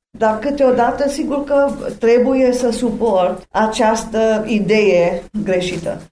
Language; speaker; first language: Romanian; non-native, local second language; German